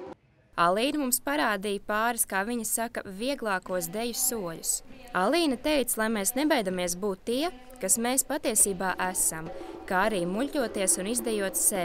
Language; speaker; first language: Latvian; native; Latvian